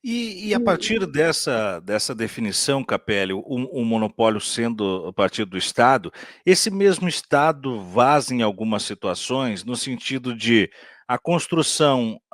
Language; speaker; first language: Portuguese; native; Portuguese